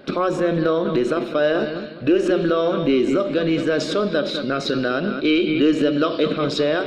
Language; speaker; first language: French; non-native, learner; Vietnamese